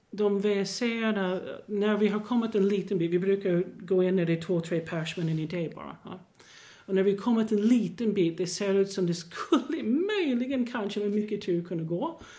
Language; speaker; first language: Swedish; non-native, fluent; English